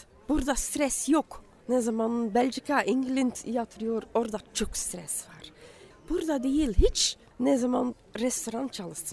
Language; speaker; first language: Turkish; non-native, learner; Dutch